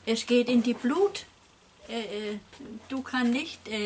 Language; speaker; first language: German; non-native, learner; Danish